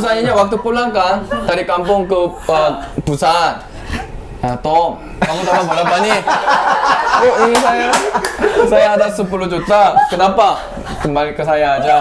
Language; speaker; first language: Indonesian; non-native, fluent; Korean